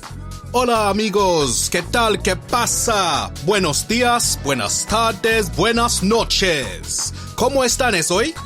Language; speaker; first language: Spanish; non-native, learner; English